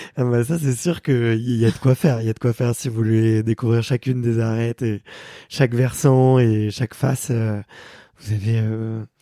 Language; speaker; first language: French; native; French